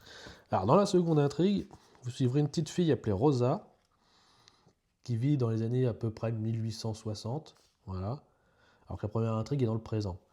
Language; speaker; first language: French; native; French